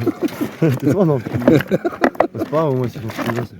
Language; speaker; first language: French; native; French